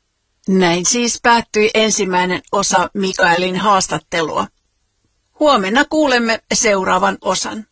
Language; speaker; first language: Finnish; native; Finnish